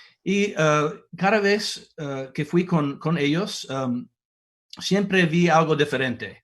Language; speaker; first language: Spanish; non-native, fluent; English